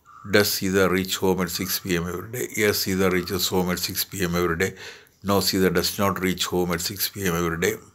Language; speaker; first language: English; non-native, local second language; Malayalam